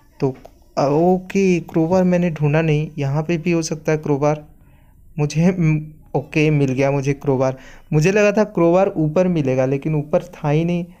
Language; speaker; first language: Hindi; native; Hindi